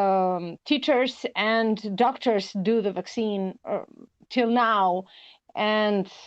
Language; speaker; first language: English; non-native, learner; Albanian